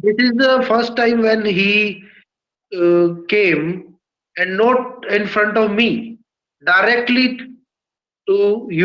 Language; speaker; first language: English; non-native, learner; Hindi